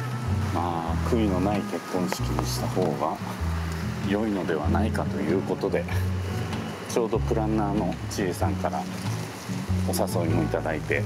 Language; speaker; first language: Japanese; native; Japanese